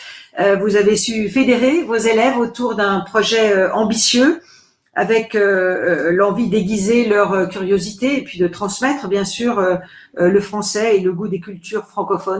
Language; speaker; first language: French; native; French